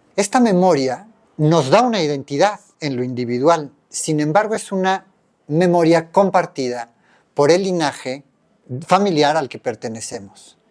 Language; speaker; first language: Spanish; native; Spanish